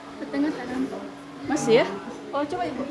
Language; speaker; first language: Indonesian; native; Indonesian